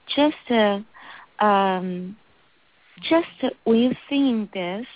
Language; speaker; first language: English; non-native, learner; Chinese